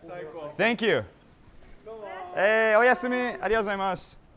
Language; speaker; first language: Japanese; non-native, fluent; English